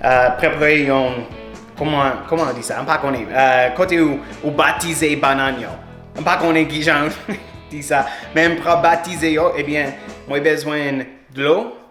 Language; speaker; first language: Haitian Creole; non-native, learner; English